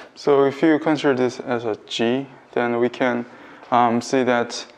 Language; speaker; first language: English; non-native, fluent; Korean